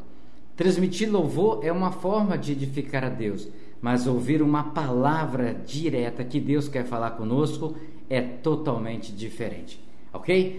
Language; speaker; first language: Portuguese; native; Portuguese